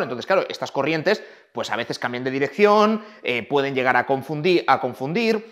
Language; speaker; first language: Spanish; native; Spanish